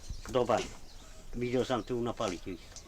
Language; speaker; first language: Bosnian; non-native, local second language; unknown